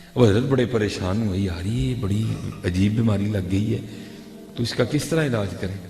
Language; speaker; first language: Urdu; non-native, local second language; Punjabi